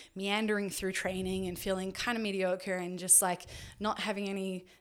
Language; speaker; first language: English; native; English